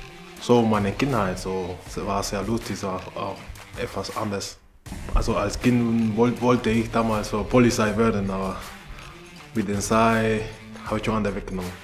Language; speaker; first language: German; non-native, learner; Spanish